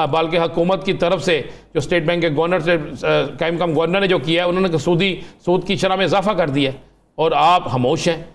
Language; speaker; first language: Urdu; non-native, local second language; Punjabi